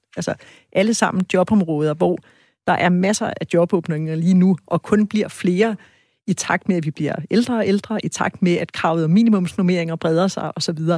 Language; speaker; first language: Danish; native; Danish